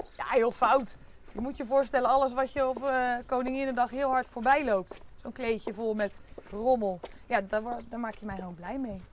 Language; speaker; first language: Dutch; native; Dutch